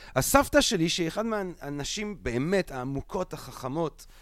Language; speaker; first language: Hebrew; non-native, fluent; French